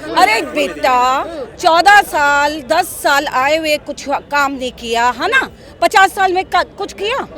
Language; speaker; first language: Hindi; native; Hindi